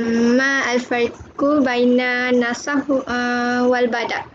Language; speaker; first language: Arabic; non-native, learner; Malay